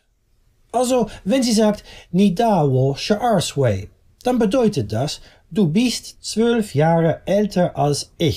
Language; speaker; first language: German; non-native, fluent; Dutch